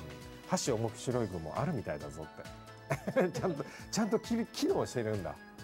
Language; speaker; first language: Japanese; native; Japanese